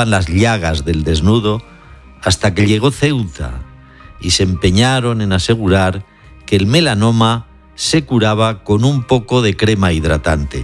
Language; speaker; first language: Spanish; native; Spanish